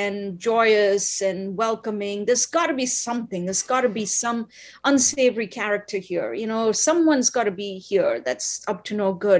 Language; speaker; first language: English; non-native, local second language; Tamil